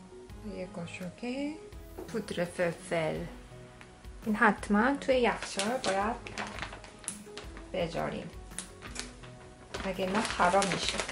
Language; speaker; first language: Persian; non-native, learner; Korean